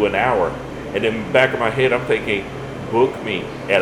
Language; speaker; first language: English; native; English